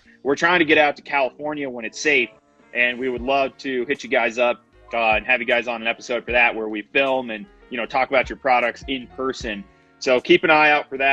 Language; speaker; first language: English; native; English